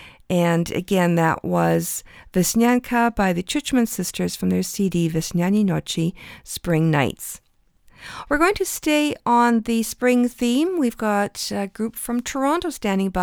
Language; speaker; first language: English; early bilingual, other home language; Ukrainian